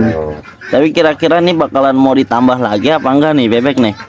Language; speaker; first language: Indonesian; native; Indonesian